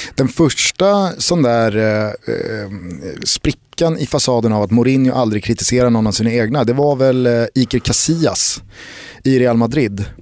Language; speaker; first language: Swedish; native; Swedish